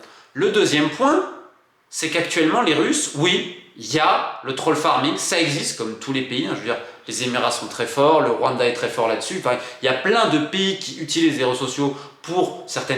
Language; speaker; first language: French; native; French